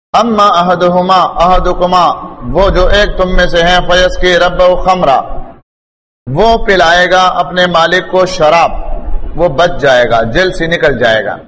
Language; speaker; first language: Urdu; non-native, local second language; Pashto